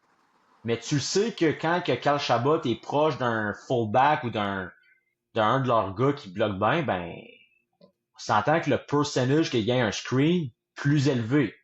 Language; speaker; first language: French; native; French